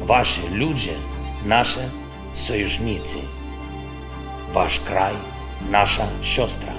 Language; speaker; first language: Polish; non-native, learner; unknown